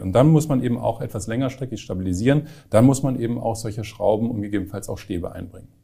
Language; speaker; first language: German; native; German